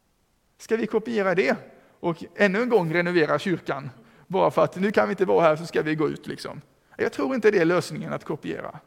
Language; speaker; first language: Swedish; native; Swedish